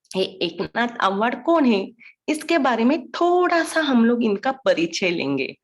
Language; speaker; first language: Hindi; non-native, local second language; Marathi